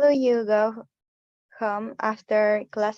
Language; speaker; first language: English; non-native, learner; Spanish